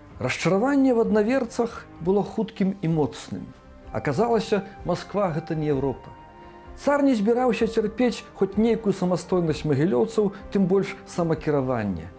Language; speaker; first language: Belarusian; native; Belarusian